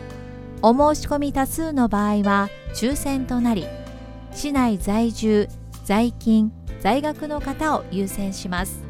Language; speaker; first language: Japanese; native; Japanese